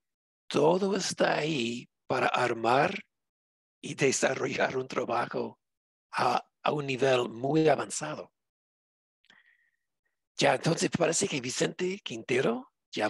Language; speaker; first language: Spanish; non-native, fluent; English